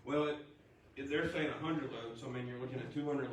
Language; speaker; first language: English; native; English